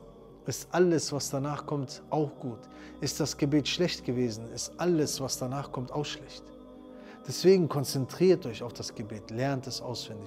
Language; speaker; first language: German; native; German